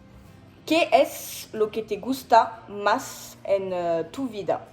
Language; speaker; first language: Spanish; non-native, learner; French